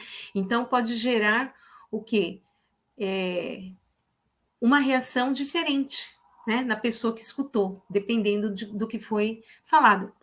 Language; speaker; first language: Portuguese; native; Portuguese